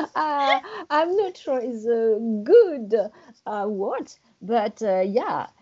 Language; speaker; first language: English; non-native, learner; French